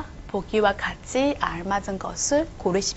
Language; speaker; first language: Korean; non-native, fluent; Chinese